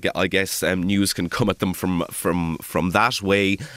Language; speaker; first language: English; native; English